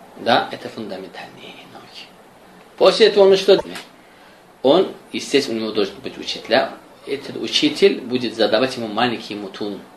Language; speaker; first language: Russian; non-native, local second language; Azerbaijani